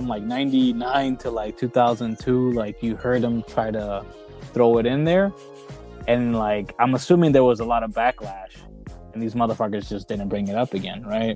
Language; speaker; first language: English; early bilingual, other home language; Spanish